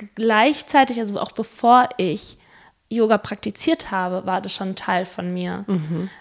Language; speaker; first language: German; early bilingual, other home language; Spanish